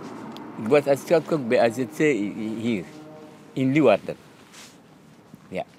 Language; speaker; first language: Dutch; non-native, learner; Somali